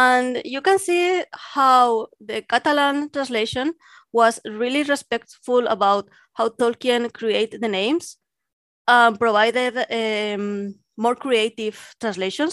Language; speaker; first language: English; non-native, fluent; Catalan